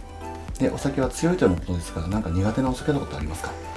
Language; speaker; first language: Japanese; native; Japanese